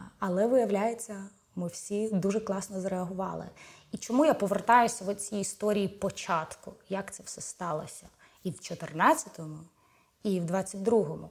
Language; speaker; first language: Ukrainian; native; Ukrainian